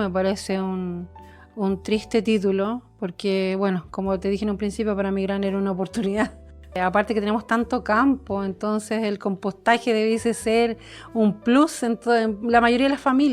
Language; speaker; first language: Spanish; native; Spanish